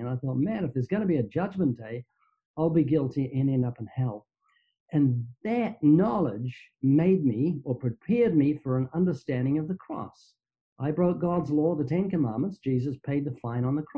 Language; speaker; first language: English; native; English